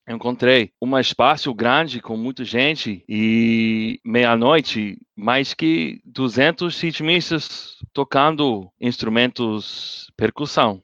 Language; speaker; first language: Portuguese; non-native, learner; English